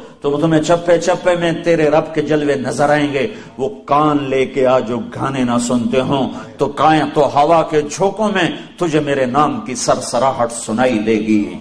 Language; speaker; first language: Urdu; non-native, local second language; Punjabi